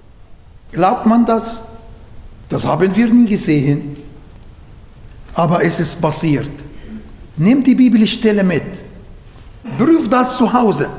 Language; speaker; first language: German; non-native, fluent; Arabic